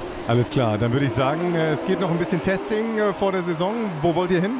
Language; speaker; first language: German; native; German